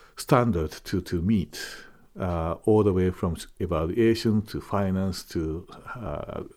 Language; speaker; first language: English; non-native, fluent; Japanese